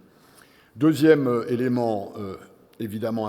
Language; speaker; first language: French; native; French